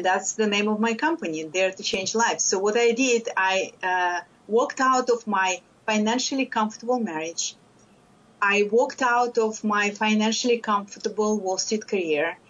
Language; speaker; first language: English; non-native, fluent; Lithuanian